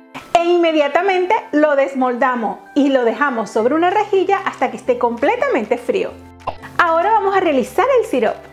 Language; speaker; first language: Spanish; native; Spanish